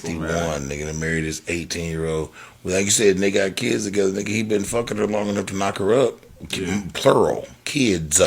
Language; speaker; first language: English; native; English